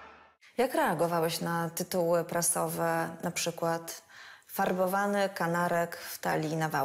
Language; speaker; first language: Polish; native; Polish